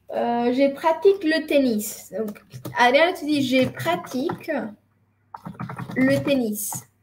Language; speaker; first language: French; non-native, fluent; Spanish